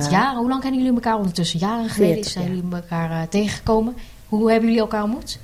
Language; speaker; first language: Dutch; native; Dutch